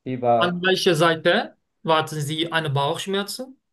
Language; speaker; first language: German; non-native, learner; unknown